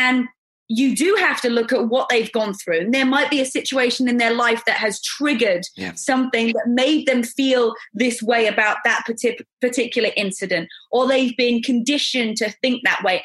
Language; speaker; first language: English; native; English